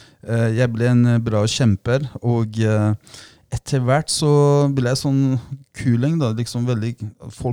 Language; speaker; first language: Norwegian; early bilingual, other home language; Persian